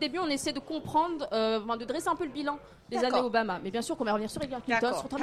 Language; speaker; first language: French; native; French